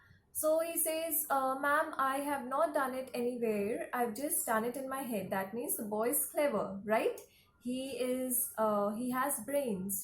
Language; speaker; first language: English; non-native, local second language; Hindi